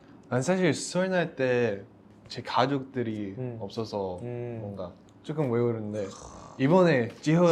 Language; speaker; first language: Korean; non-native, learner; English